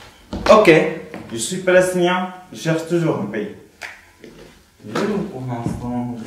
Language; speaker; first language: French; non-native, fluent; Arabic